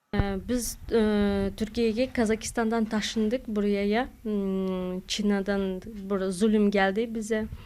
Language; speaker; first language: Turkish; non-native, learner; Kazakh